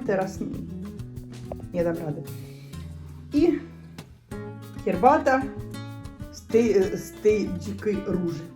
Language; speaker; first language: Polish; non-native, learner; Russian